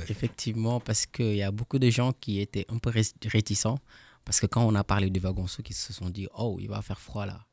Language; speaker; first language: French; non-native, local second language; Wolof